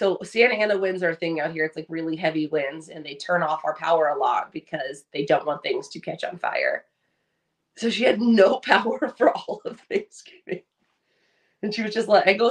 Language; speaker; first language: English; native; English